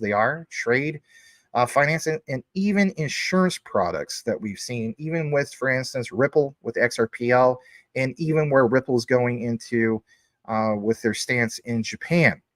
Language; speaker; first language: English; native; English